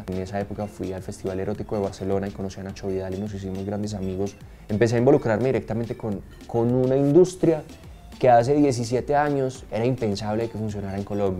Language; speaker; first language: Spanish; native; Spanish